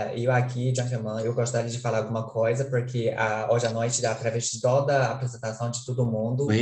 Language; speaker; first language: Portuguese; non-native, fluent; Chinese